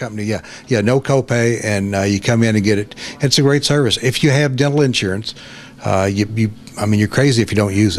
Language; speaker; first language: English; native; English